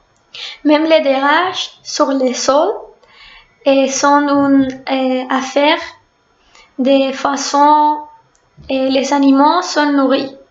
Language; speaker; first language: French; non-native, fluent; Spanish